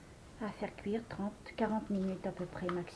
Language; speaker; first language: French; native; French